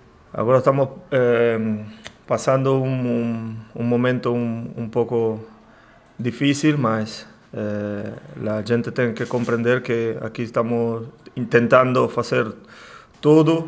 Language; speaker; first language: Portuguese; non-native, learner; Spanish